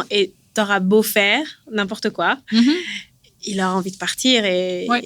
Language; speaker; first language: French; native; French